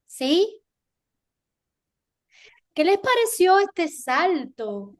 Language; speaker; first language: Spanish; native; Spanish